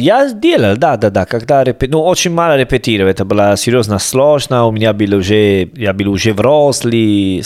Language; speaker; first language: Russian; non-native, learner; Italian